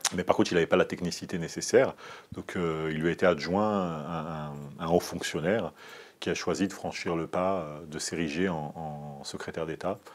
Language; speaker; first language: French; native; French